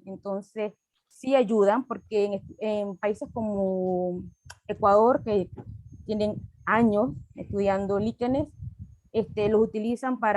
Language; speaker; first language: Spanish; native; Spanish